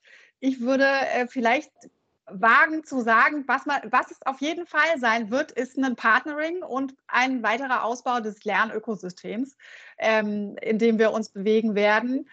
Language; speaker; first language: German; native; German